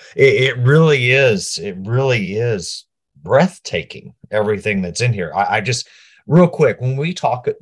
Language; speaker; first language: English; native; English